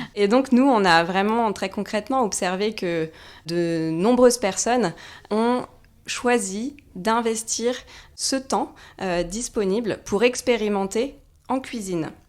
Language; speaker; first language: French; native; French